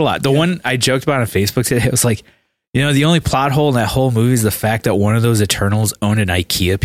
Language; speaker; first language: English; native; English